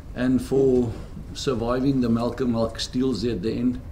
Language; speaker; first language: English; non-native, local second language; Afrikaans